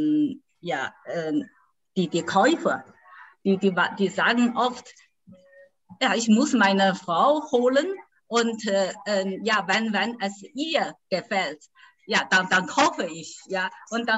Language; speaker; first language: German; non-native, fluent; Chinese